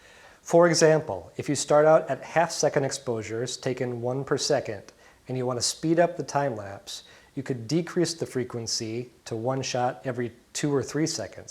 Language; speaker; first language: English; native; English